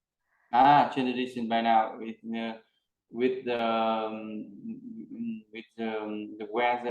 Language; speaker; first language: English; non-native, learner; Vietnamese